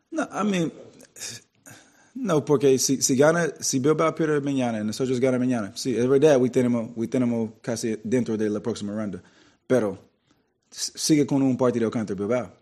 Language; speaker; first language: Spanish; non-native, learner; English